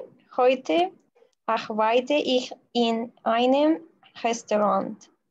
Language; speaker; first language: German; non-native, learner; Spanish